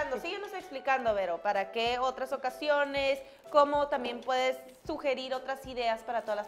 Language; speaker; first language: Spanish; native; Spanish